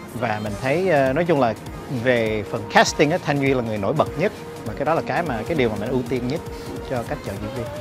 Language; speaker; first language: Vietnamese; early bilingual, heritage; Vietnamese